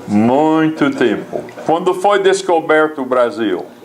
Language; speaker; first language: Portuguese; non-native, fluent; English